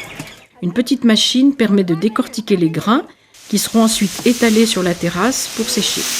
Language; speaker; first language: French; native; French